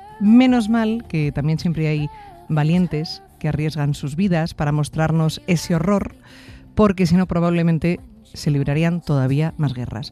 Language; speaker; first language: Spanish; native; Spanish